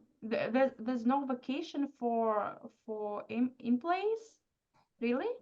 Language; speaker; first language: English; non-native, fluent; Russian